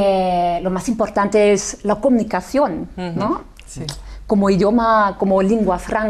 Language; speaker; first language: Spanish; non-native, fluent; German